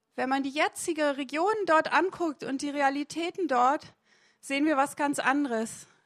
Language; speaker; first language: German; native; German